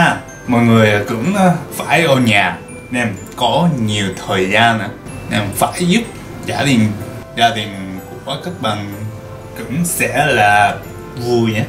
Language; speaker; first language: Vietnamese; non-native, learner; Japanese